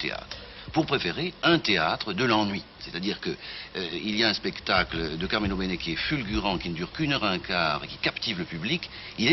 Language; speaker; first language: French; native; French